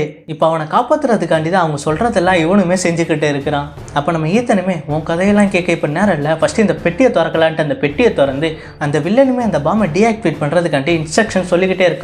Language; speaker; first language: Tamil; native; Tamil